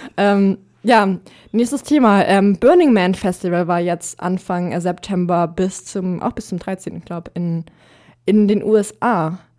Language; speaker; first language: German; native; German